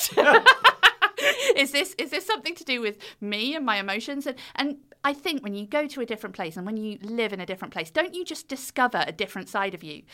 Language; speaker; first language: English; native; English